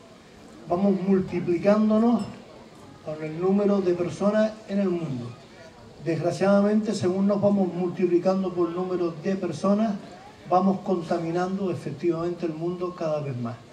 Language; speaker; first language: Spanish; native; Spanish